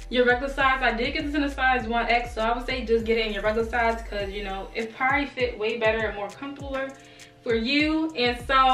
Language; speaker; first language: English; native; English